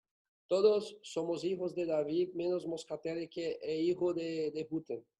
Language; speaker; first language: Spanish; non-native, learner; Portuguese